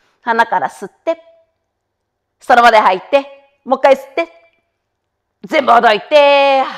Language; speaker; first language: Japanese; native; Japanese